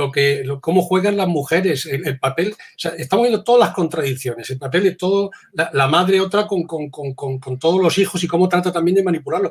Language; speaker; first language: Spanish; native; Spanish